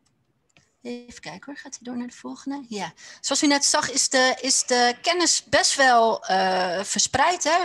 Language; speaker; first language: Dutch; native; Dutch